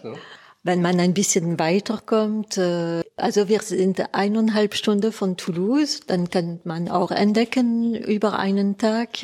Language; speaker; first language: German; non-native, fluent; French